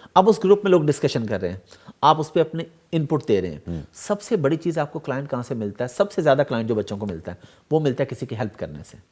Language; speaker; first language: Urdu; native; Urdu